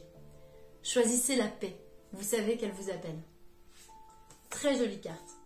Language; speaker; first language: French; native; French